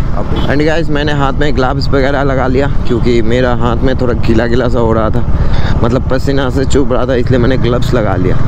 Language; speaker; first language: Hindi; non-native, local second language; Bangla